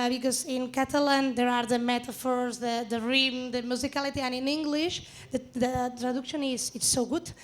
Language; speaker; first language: English; non-native, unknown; Catalan